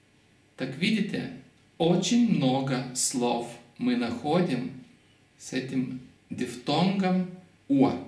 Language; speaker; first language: Russian; non-native, fluent; Lithuanian